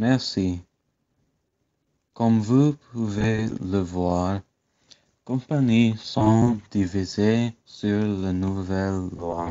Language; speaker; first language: French; non-native, learner; English